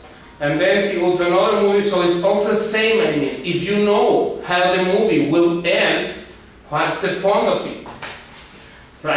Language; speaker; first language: English; non-native, fluent; Spanish